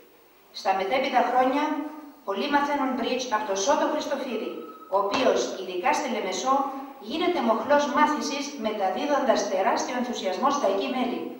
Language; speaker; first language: Greek; native; Greek